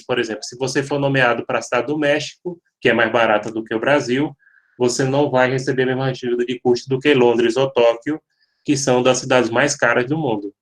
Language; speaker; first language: Portuguese; native; Portuguese